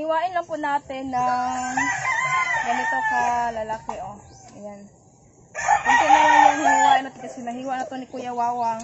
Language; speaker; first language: Filipino; non-native, local second language; Cebuano